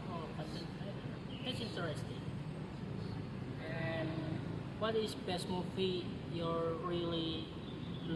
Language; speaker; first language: English; non-native, learner; Indonesian